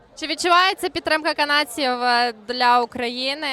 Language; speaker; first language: Ukrainian; native; Ukrainian